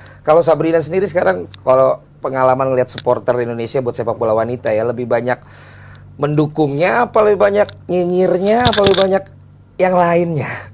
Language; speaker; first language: Indonesian; native; Indonesian